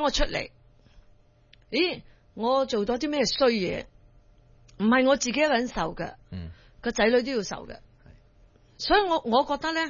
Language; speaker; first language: Cantonese; early bilingual, heritage; Cantonese